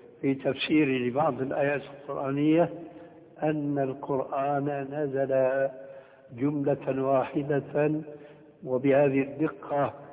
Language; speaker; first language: Arabic; early bilingual, other home language; Albanian